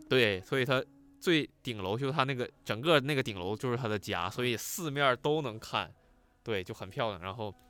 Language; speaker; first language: Chinese; non-native, local second language; Cantonese